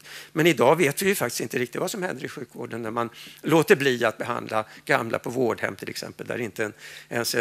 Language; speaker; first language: Swedish; native; Swedish